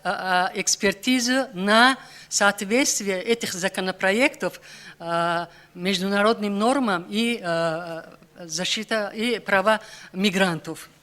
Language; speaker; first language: Russian; non-native, local second language; Tajik